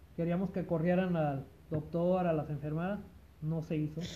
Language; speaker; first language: Spanish; early bilingual, heritage; Spanish